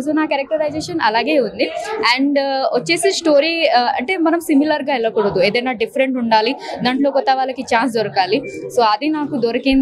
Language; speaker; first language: Telugu; non-native, fluent; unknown